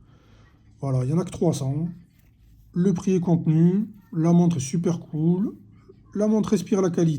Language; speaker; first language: French; native; French